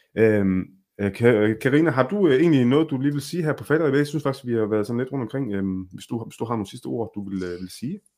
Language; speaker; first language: Danish; early bilingual, other home language; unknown